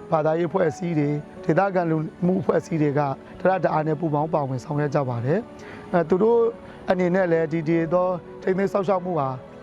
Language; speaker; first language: Burmese; native; Burmese